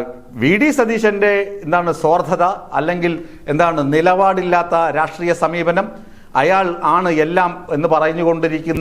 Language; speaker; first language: Malayalam; native; Malayalam